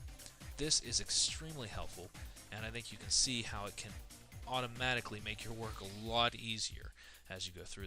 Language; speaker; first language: English; native; English